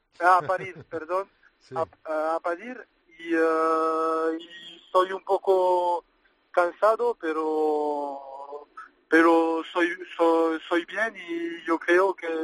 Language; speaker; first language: Spanish; non-native, learner; French